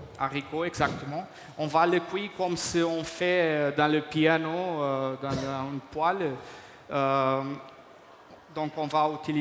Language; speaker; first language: French; non-native, fluent; Portuguese